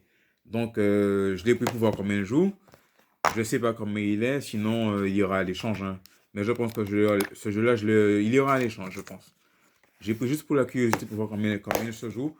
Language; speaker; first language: French; native; French